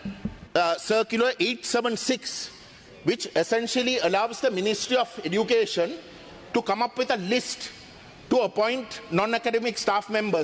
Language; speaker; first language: English; non-native, local second language; Tamil